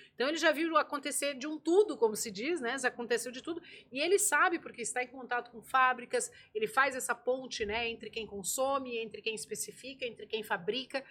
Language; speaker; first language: Portuguese; native; Portuguese